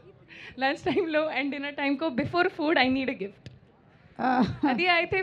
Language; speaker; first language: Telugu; non-native, fluent; Hindi